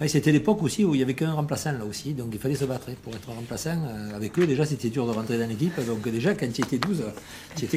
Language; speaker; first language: French; native; French